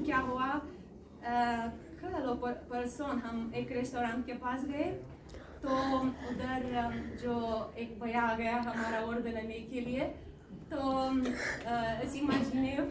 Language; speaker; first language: Hindi; non-native, learner; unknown